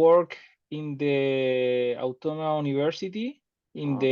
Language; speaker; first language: English; non-native, learner; Spanish